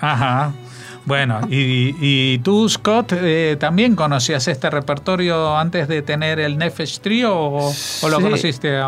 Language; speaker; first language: Spanish; native; Spanish